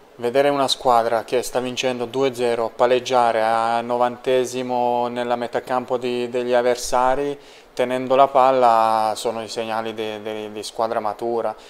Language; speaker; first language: Italian; non-native, fluent; Serbian